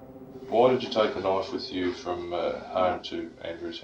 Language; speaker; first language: English; native; English